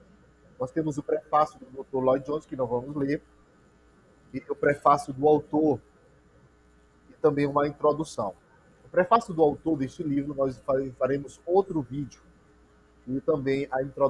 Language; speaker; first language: Portuguese; native; Portuguese